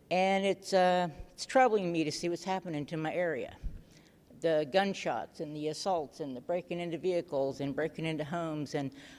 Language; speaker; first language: English; native; English